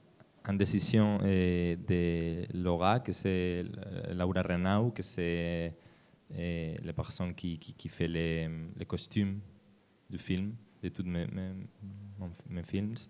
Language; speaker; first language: French; non-native, learner; Spanish